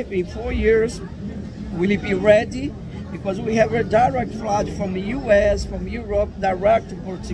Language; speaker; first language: English; non-native, learner; Portuguese